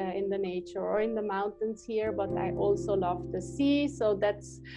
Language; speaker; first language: English; non-native, fluent; German